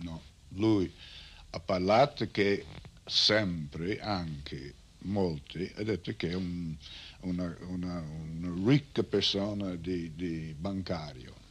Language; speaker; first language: Italian; non-native, learner; English